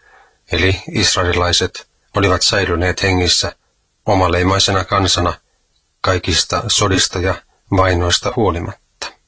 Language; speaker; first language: Finnish; native; Finnish